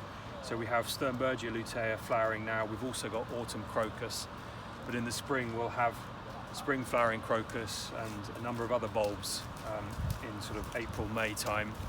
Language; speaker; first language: English; native; English